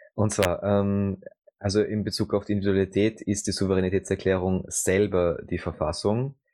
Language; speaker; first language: German; native; German